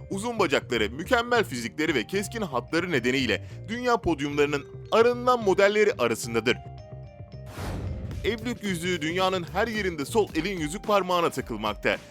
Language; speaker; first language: Turkish; native; Turkish